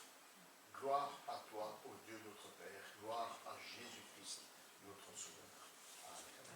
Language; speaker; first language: French; native; French